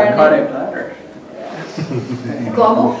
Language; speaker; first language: Spanish; non-native, fluent; English